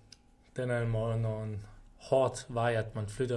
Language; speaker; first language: Danish; non-native, fluent; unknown